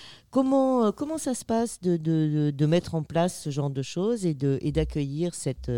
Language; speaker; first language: French; native; French